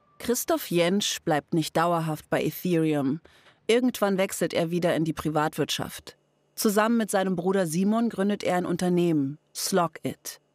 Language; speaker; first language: German; native; German